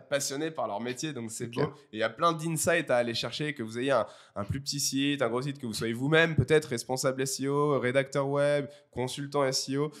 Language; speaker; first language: French; native; French